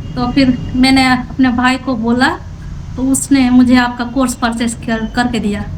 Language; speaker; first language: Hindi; non-native, local second language; Bangla